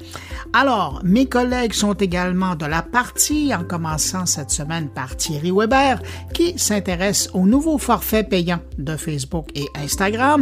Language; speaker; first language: French; native; French